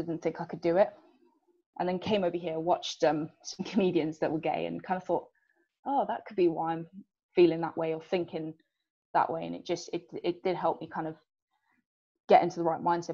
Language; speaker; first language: English; native; English